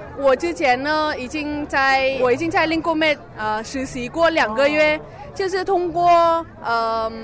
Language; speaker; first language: Chinese; non-native, fluent; Vietnamese